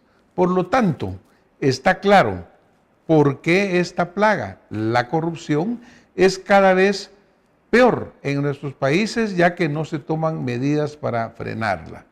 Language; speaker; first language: Spanish; native; Spanish